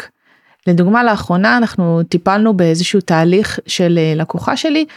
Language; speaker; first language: Hebrew; native; Hebrew